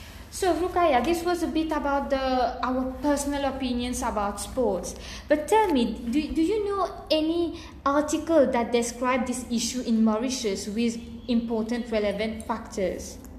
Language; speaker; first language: English; non-native, local second language; Morisyen